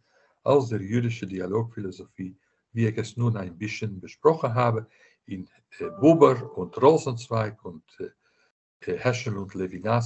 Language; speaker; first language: German; non-native, fluent; Dutch